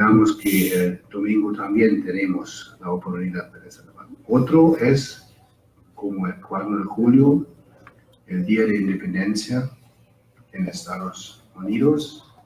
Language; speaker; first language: Spanish; non-native, fluent; German